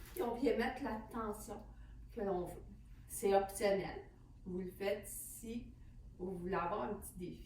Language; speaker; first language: French; native; French